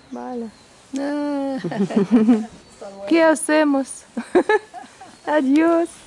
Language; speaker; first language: Spanish; non-native, learner; Russian